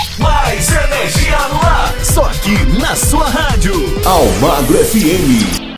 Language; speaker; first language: Portuguese; native; Portuguese